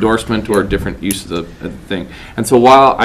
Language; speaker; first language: English; native; English